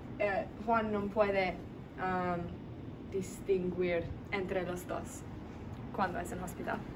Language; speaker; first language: Spanish; non-native, learner; English